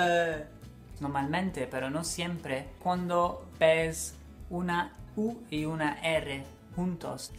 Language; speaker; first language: Spanish; non-native, fluent; English